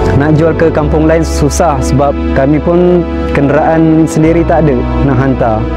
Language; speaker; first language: Malay; non-native, local second language; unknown